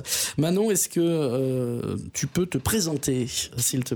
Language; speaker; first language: French; native; French